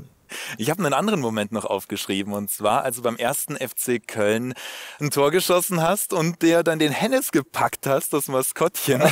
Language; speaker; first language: German; native; German